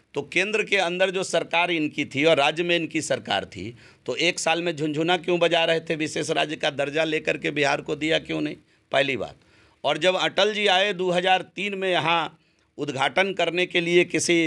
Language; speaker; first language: Hindi; native; Hindi